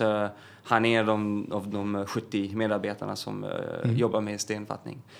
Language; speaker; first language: Swedish; early bilingual, heritage; French